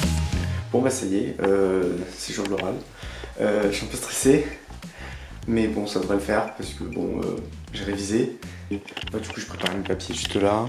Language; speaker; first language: French; native; French